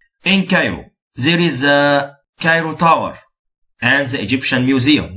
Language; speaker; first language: English; non-native, fluent; Arabic